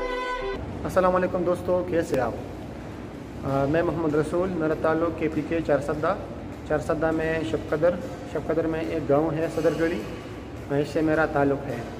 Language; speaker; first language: Hindi; non-native, local second language; Pashto